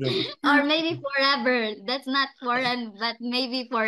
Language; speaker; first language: English; non-native, learner; Cebuano